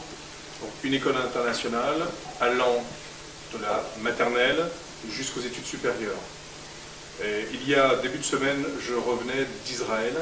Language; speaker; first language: French; native; French